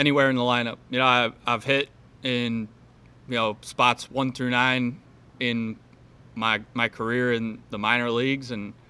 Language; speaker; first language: English; native; English